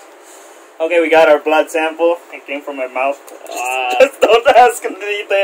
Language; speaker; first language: English; non-native, local second language; Filipino